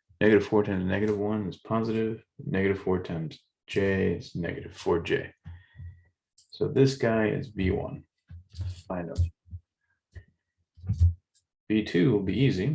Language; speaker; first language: English; native; English